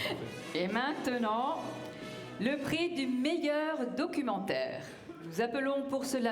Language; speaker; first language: French; native; French